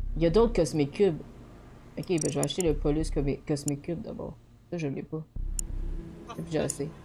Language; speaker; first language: French; native; French